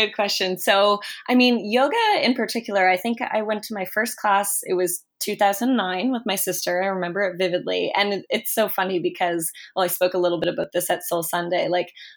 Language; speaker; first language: English; native; English